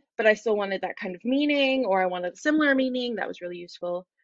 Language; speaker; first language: English; native; English